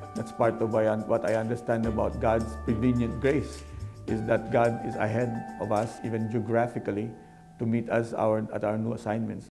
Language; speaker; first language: English; non-native, local second language; Filipino